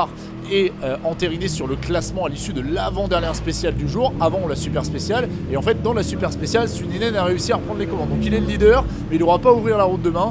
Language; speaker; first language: French; native; French